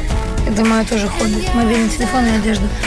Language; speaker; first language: Russian; native; Russian